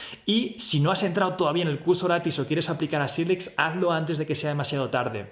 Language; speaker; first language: Spanish; native; Spanish